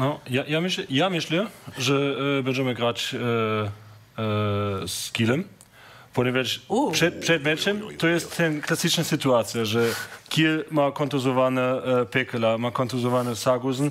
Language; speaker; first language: Polish; non-native, learner; German